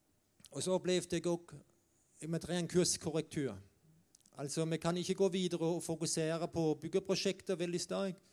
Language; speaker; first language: Norwegian; non-native, fluent; German